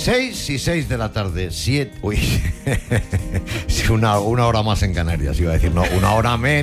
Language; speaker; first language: Spanish; native; Spanish